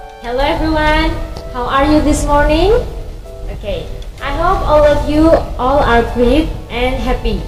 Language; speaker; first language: English; non-native, fluent; Indonesian